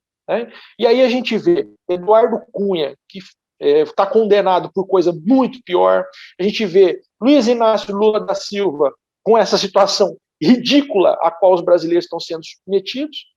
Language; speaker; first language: Portuguese; native; Portuguese